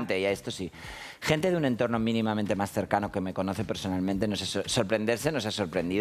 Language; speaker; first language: Spanish; native; Spanish